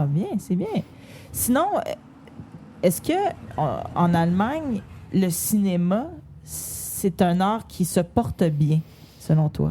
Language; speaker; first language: French; native; French